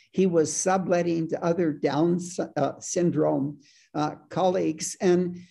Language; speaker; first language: English; native; English